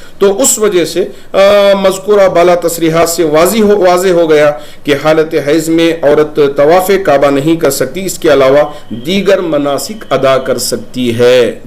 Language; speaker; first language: Urdu; native; Urdu